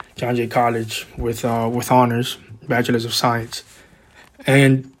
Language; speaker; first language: English; native; English